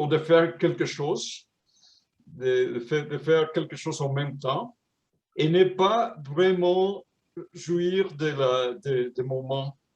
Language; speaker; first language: French; non-native, fluent; Spanish